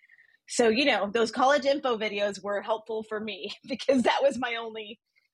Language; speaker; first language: English; native; English